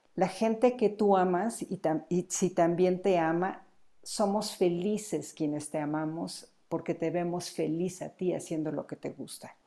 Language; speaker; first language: Spanish; native; Spanish